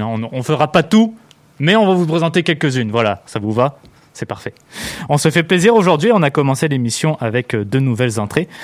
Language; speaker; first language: French; native; French